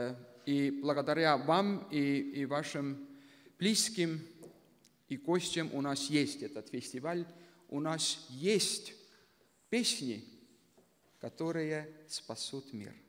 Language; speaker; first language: Russian; non-native, local second language; Estonian